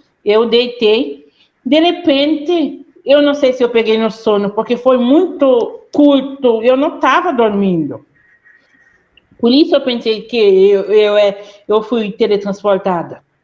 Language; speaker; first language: Portuguese; non-native, fluent; Haitian Creole